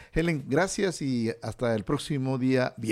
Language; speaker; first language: Spanish; native; Spanish